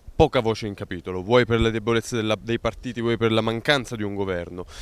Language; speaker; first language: Italian; native; Italian